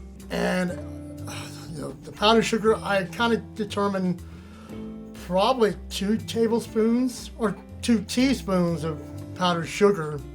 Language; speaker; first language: English; native; English